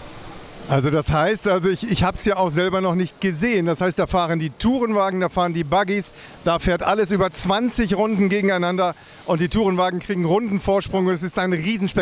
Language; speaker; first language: German; native; German